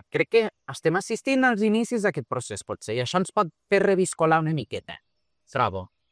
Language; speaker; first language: Catalan; early bilingual, other home language; Portuguese